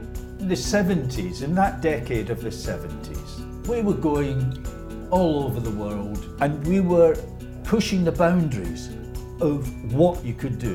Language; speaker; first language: English; native; English